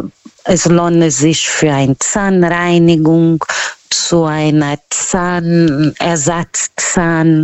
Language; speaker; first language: German; non-native, fluent; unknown